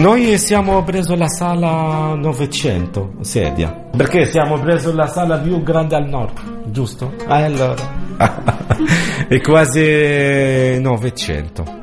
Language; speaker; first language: Italian; non-native, learner; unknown